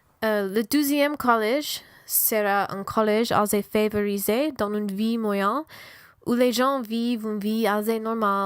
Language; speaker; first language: French; non-native, learner; English